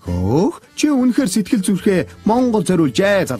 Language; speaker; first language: Mongolian; native; Mongolian